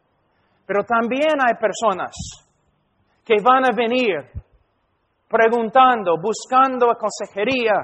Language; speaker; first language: Spanish; non-native, fluent; English